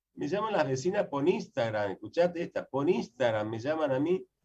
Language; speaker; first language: Spanish; native; Spanish